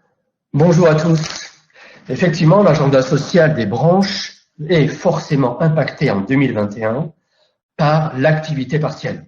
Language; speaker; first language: French; native; French